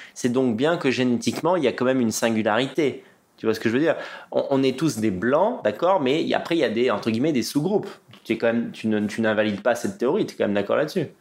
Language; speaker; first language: French; native; French